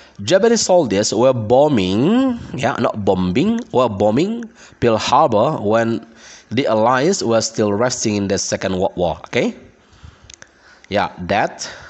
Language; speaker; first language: English; non-native, fluent; Indonesian